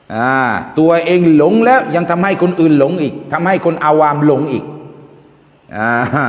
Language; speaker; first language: Thai; non-native, local second language; Malay